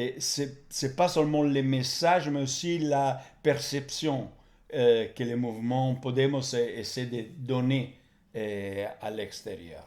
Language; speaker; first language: French; non-native, fluent; Italian